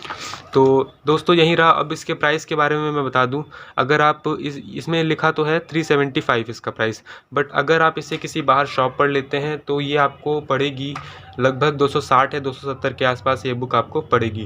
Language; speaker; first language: Hindi; native; Hindi